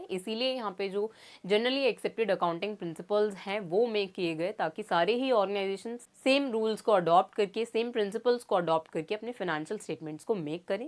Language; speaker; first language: Hindi; native; Hindi